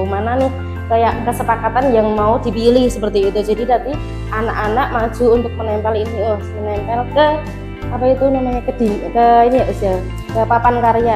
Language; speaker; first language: Indonesian; native; Indonesian